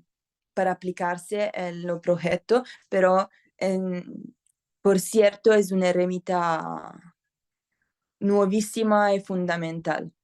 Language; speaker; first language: Spanish; non-native, learner; Italian